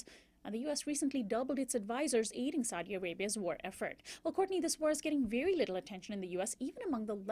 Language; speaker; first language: English; native; English